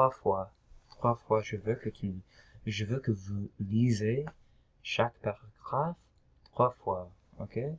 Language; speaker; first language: French; non-native, local second language; English